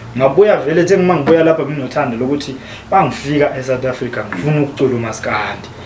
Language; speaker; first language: Zulu; native; Zulu